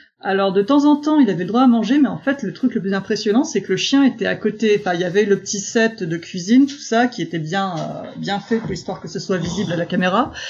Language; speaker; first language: French; native; French